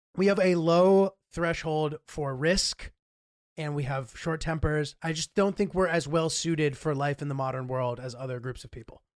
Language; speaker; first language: English; early bilingual, other home language; Italian